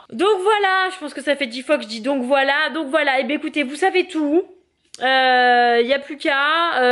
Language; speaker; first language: French; native; French